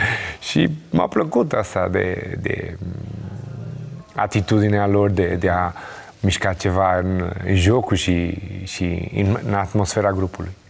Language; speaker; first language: Romanian; non-native, learner; Portuguese